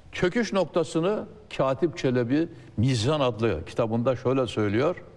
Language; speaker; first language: Turkish; native; Turkish